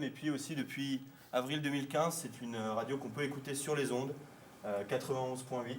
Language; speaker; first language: French; native; French